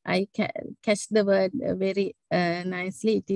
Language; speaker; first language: English; non-native, local second language; Sinhala